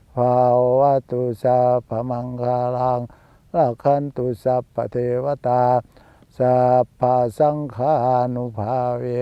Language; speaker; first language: Thai; native; Thai